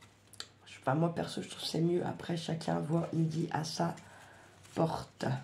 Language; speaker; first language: French; native; French